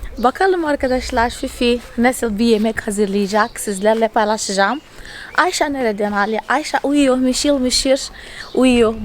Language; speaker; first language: Turkish; non-native, fluent; Portuguese